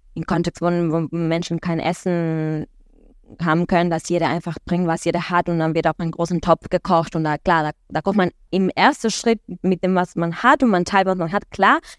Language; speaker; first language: German; non-native, fluent; Spanish